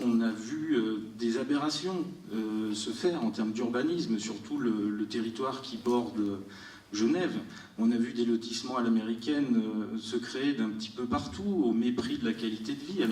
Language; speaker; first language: French; native; French